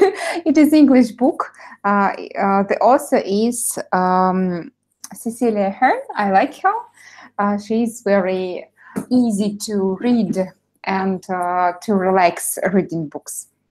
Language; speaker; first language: English; non-native, learner; Russian